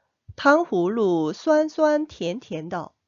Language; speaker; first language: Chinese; non-native, fluent; Korean